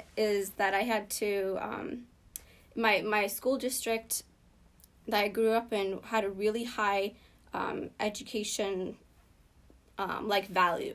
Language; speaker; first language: English; early bilingual, other home language; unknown